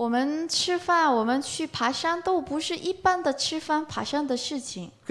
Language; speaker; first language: Chinese; non-native, learner; Korean